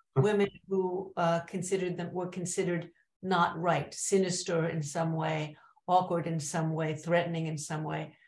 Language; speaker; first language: English; native; English